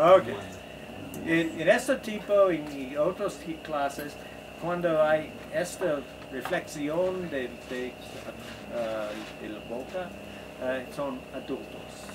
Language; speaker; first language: Spanish; non-native, learner; English